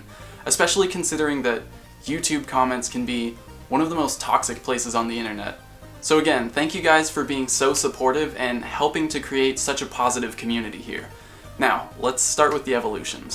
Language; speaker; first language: English; native; English